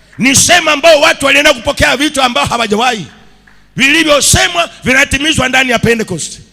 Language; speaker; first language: Swahili; non-native, local second language; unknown